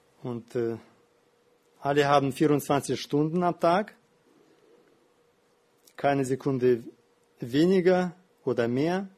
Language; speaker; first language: German; non-native, fluent; Russian